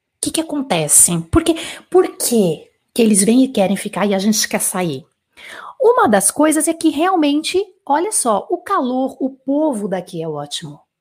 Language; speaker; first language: Portuguese; native; Portuguese